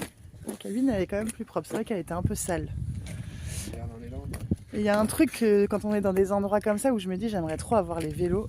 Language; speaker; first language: French; native; French